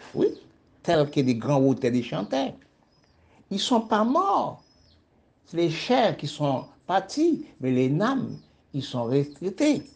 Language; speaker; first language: French; non-native, local second language; Haitian Creole